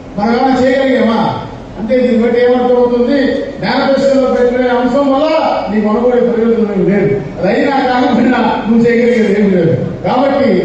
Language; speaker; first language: Telugu; native; Telugu